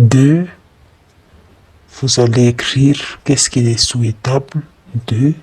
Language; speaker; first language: French; non-native, fluent; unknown